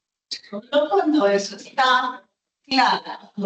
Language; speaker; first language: Spanish; native; Spanish